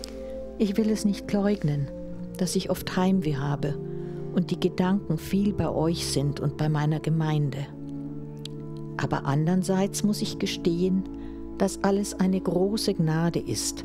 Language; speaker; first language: German; native; German